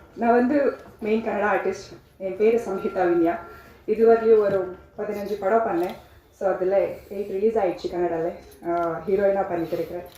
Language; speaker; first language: Tamil; non-native, learner; Kannada